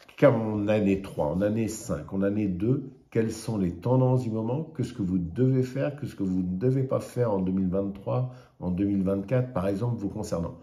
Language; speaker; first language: French; native; French